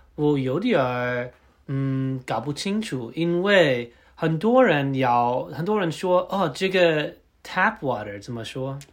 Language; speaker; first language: Chinese; non-native, learner; English